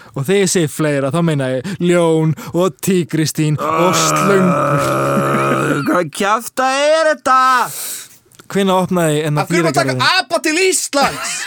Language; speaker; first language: Icelandic; early bilingual, heritage; Icelandic